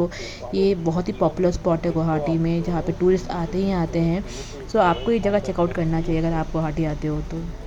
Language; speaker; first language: Hindi; native; Hindi